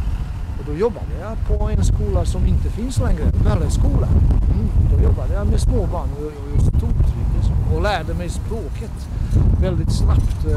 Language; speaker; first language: Swedish; non-native, fluent; Bosnian